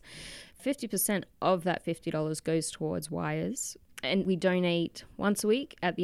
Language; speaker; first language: English; native; English